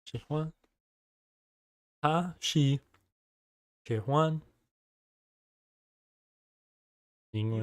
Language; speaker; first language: Chinese; non-native, learner; English